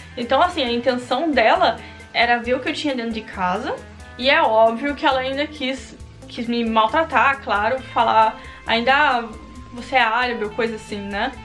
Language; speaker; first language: Portuguese; native; Portuguese